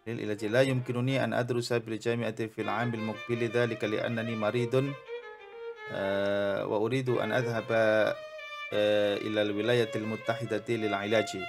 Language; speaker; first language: Arabic; non-native, fluent; Indonesian